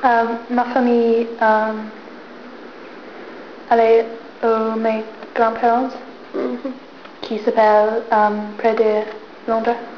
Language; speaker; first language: French; non-native, learner; English